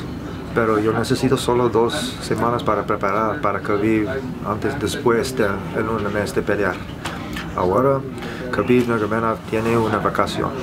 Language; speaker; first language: Spanish; non-native, learner; English